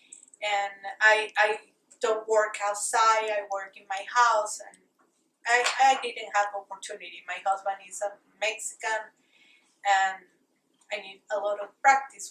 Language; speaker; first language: English; non-native, learner; Spanish